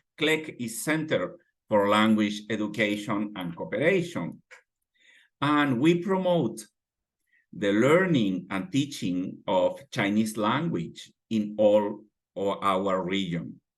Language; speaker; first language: English; non-native, fluent; Spanish